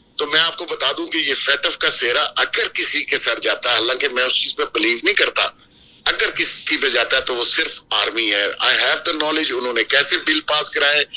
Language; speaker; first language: Urdu; native; Urdu